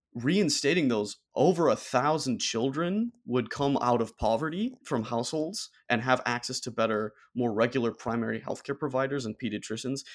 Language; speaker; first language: English; non-native, fluent; German